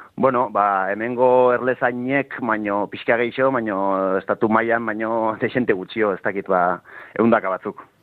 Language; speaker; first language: Basque; native; Basque